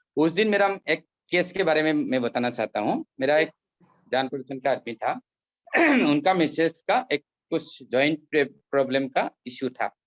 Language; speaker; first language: Hindi; non-native, local second language; Assamese